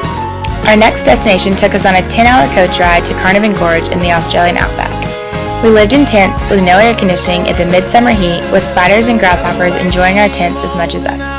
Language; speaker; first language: English; native; English